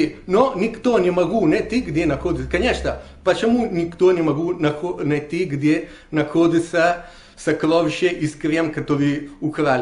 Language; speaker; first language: Russian; non-native, learner; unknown